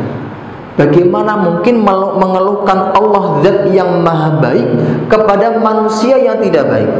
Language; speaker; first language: Indonesian; native; Indonesian